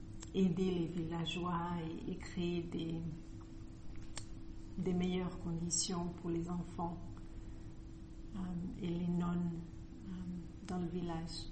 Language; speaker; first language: French; non-native, fluent; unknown